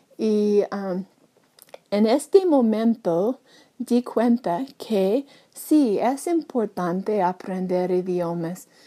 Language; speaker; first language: Spanish; non-native, learner; English